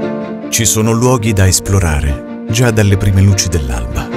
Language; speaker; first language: Italian; native; Italian